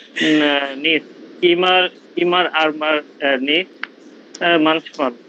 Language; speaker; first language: German; non-native, learner; Bangla